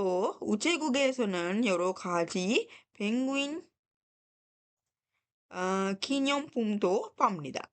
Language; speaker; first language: Korean; non-native, fluent; Sinhala